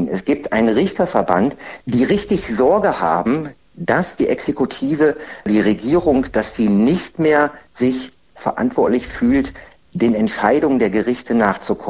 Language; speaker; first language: German; native; German